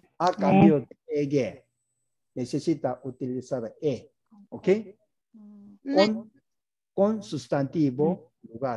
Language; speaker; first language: Spanish; non-native, learner; Korean